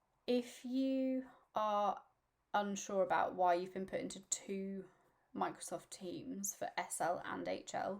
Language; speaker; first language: English; native; English